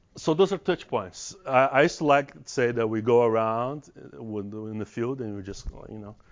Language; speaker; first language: English; non-native, fluent; Portuguese